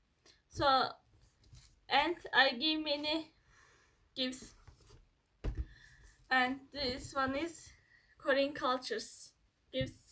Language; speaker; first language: English; non-native, learner; Turkish